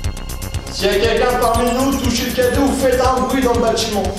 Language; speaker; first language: French; native; French